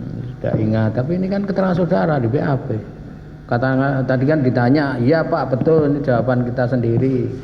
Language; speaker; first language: Indonesian; native; Indonesian